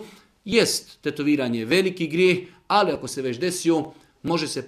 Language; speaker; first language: Croatian; native; Croatian